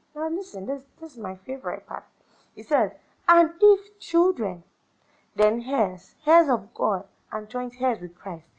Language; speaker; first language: English; non-native, local second language; Yoruba